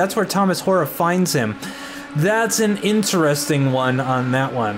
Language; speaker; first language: English; native; English